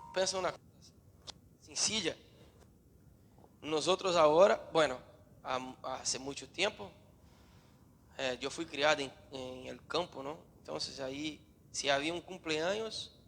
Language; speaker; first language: Spanish; non-native, learner; Portuguese